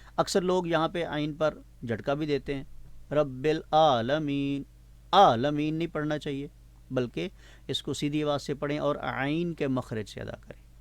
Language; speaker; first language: Urdu; non-native, local second language; Punjabi